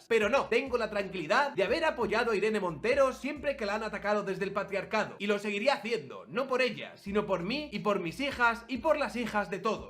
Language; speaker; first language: Spanish; native; Spanish